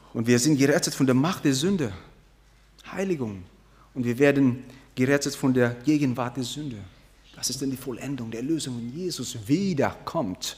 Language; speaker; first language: German; non-native, fluent; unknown